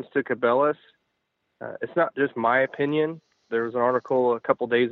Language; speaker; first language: English; native; English